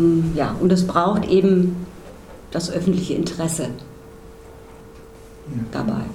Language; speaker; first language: German; native; German